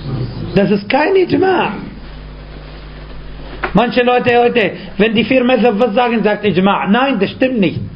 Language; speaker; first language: German; non-native, fluent; Arabic